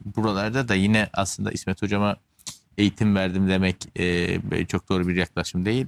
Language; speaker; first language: Turkish; native; Turkish